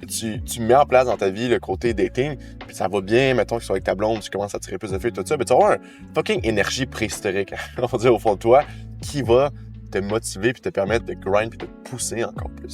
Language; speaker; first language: French; native; French